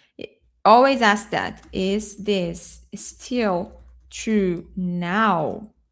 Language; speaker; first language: English; non-native, fluent; Portuguese